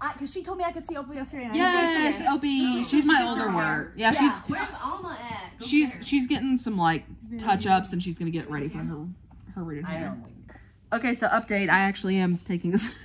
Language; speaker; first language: English; native; English